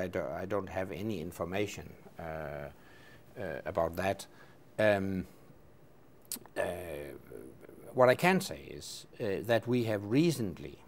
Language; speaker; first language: English; non-native, fluent; Danish